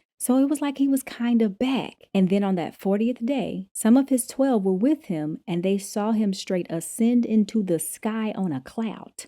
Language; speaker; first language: English; native; English